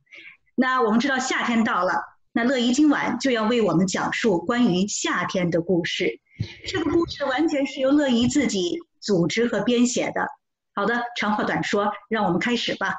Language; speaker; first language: Chinese; native; Chinese